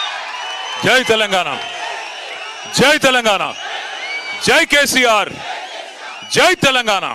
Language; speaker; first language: Telugu; native; Telugu